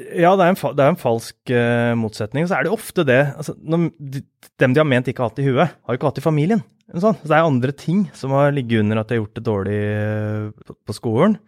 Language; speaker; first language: Norwegian; native; Norwegian